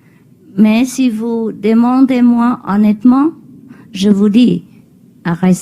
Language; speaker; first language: French; non-native, learner; Chinese